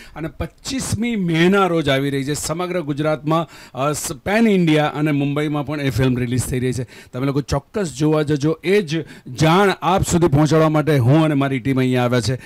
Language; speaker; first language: Gujarati; native; Gujarati